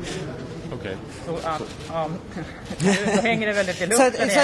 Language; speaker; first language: Swedish; native; Swedish